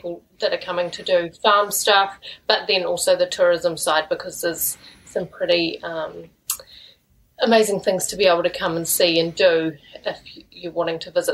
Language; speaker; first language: English; native; English